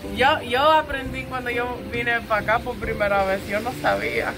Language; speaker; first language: Spanish; non-native, fluent; English